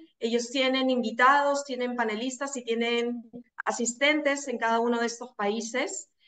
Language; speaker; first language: Spanish; native; Spanish